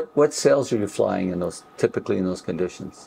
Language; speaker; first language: English; native; English